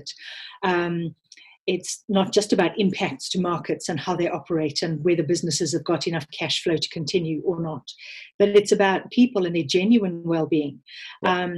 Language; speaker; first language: English; native; English